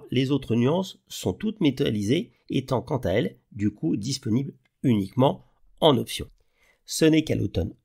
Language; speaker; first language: French; native; French